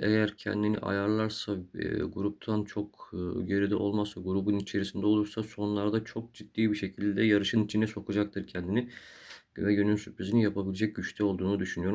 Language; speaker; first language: Turkish; native; Turkish